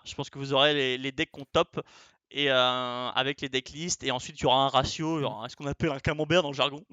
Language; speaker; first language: French; native; French